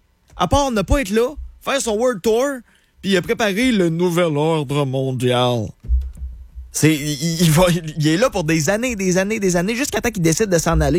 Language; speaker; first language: French; native; French